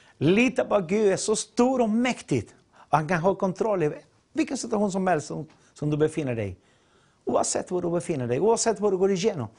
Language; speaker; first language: Swedish; non-native, fluent; Spanish